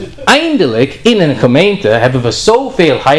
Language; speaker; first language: Dutch; non-native, learner; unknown